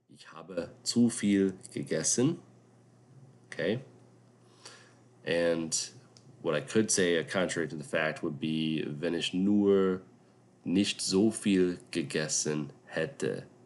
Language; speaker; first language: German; non-native, fluent; English